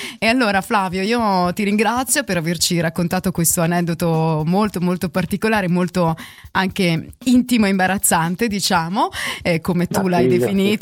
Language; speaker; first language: Italian; native; Italian